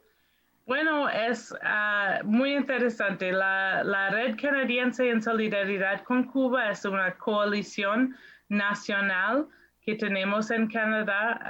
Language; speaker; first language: Spanish; non-native, fluent; English